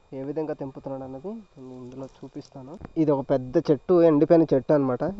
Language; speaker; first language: Telugu; non-native, local second language; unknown